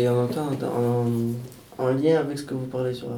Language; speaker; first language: French; native; French